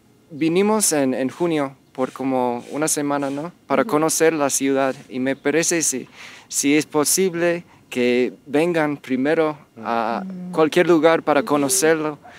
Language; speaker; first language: Spanish; non-native, fluent; English